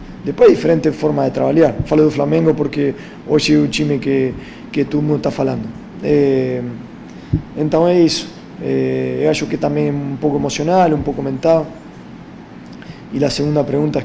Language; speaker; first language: Portuguese; non-native, fluent; Spanish